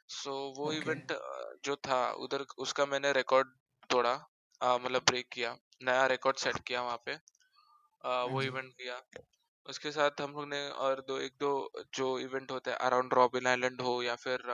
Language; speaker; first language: Hindi; non-native, local second language; Marathi